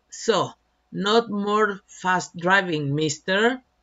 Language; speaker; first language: English; non-native, fluent; Spanish